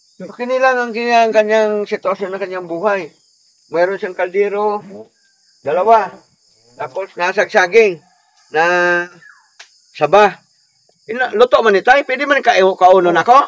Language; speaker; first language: Filipino; native; Filipino